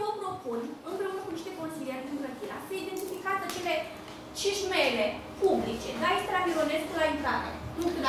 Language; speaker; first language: Romanian; native; Romanian